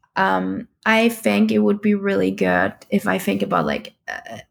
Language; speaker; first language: English; non-native, fluent; German